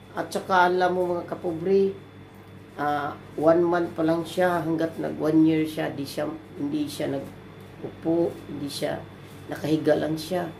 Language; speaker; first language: Filipino; non-native, local second language; Cebuano